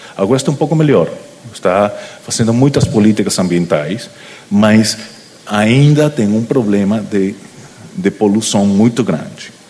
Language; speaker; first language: Portuguese; non-native, learner; Spanish